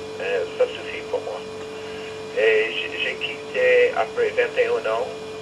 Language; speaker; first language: French; non-native, fluent; English